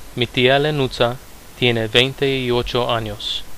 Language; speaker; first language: Spanish; non-native, fluent; Romanian